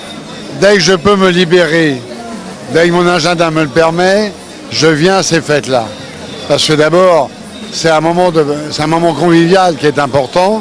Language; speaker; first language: French; native; French